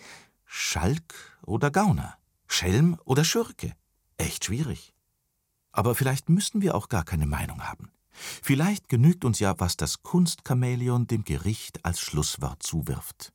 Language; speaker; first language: German; native; German